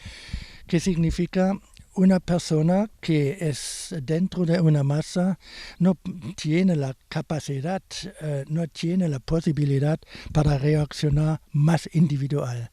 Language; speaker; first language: Spanish; non-native, fluent; German